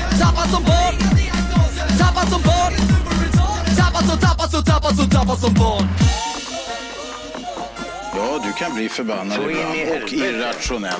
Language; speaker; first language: Swedish; native; Swedish